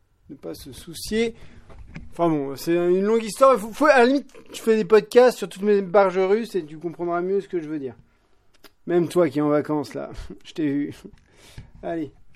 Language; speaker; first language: French; native; French